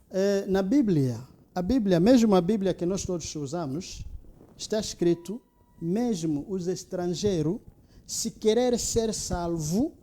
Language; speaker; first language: Portuguese; non-native, local second language; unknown